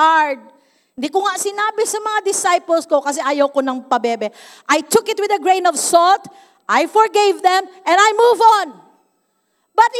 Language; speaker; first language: English; non-native, local second language; Cebuano